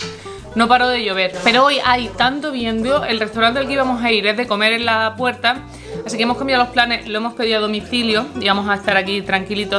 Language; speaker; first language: Spanish; native; Spanish